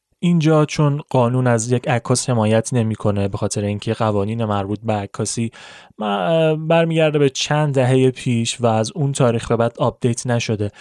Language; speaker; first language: Persian; native; Persian